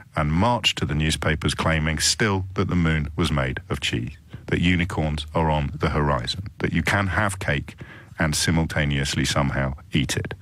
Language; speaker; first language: English; native; English